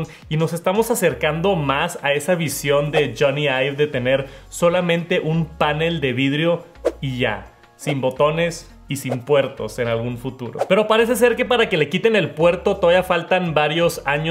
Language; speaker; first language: Spanish; native; Spanish